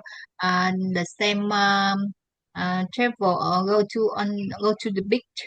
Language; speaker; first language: English; non-native, learner; Vietnamese